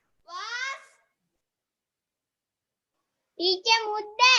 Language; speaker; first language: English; non-native, learner; Sinhala